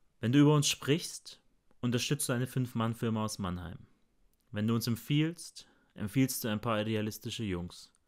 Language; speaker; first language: German; early bilingual, other home language; Bosnian